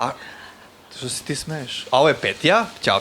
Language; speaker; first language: Bosnian; native; Bosnian